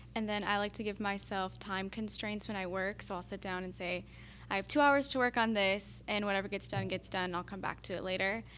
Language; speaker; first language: English; native; English